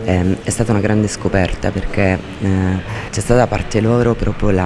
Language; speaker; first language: Italian; native; Italian